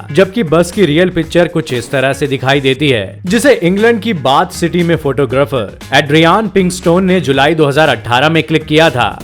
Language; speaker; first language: Hindi; native; Hindi